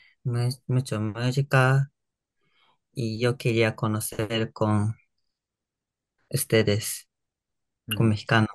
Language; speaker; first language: Spanish; non-native, learner; Japanese